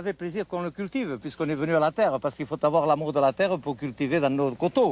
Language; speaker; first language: French; native; French